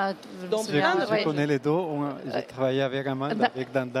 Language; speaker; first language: French; non-native, fluent; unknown